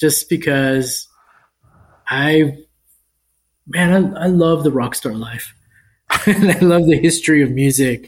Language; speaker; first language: English; native; English